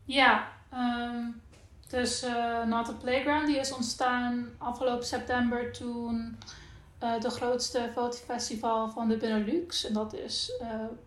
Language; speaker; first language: Dutch; non-native, local second language; Papiamento